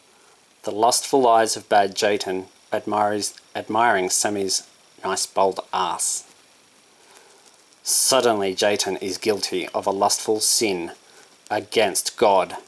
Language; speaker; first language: English; native; English